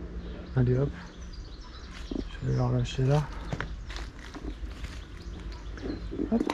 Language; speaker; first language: French; native; French